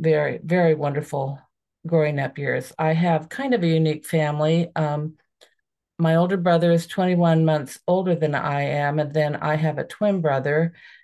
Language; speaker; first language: English; native; English